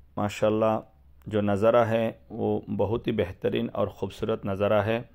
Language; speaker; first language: Hindi; non-native, fluent; Bangla